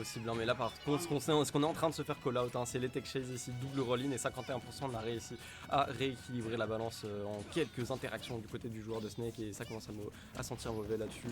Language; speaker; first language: French; native; French